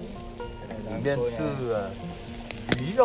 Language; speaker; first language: Chinese; non-native, learner; Vietnamese